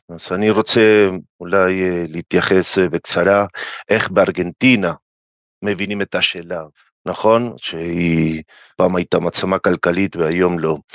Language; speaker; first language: Hebrew; non-native, fluent; Spanish